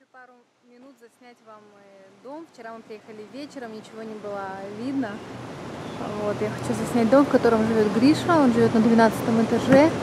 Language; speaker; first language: Russian; native; Russian